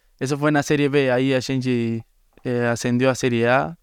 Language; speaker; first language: Portuguese; non-native, learner; Spanish